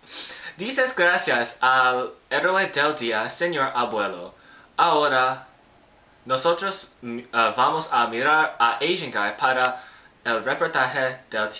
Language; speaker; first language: Spanish; non-native, learner; English